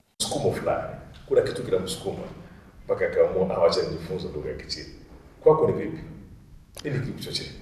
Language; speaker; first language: Swahili; native; Swahili